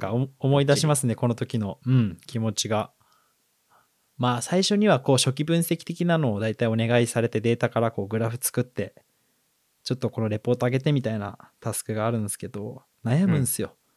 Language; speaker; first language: Japanese; native; Japanese